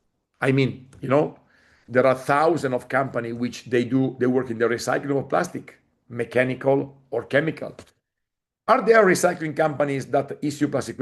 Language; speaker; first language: English; non-native, fluent; Italian